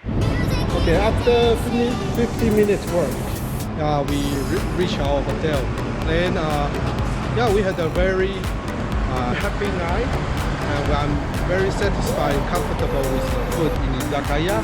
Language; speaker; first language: English; non-native, fluent; Chinese